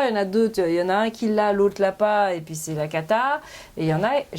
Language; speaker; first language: French; native; French